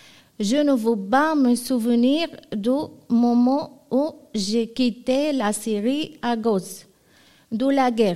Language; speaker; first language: French; non-native, learner; Arabic